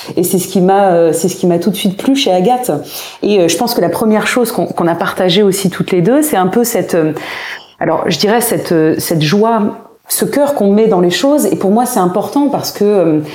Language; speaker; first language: French; native; French